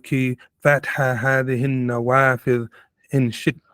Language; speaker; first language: Arabic; non-native, learner; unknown